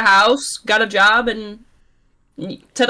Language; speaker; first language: English; native; English